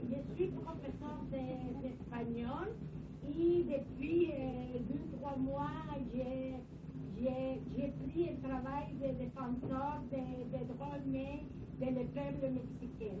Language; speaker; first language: French; non-native, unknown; Spanish